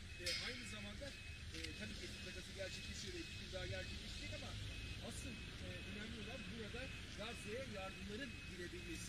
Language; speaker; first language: Turkish; native; Turkish